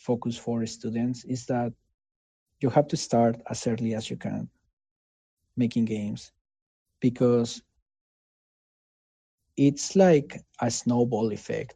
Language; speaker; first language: English; non-native, fluent; Spanish